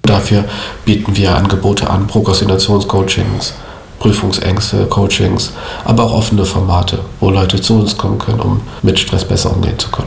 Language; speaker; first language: German; native; German